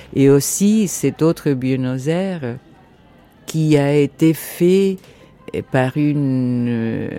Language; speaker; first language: French; non-native, fluent; Spanish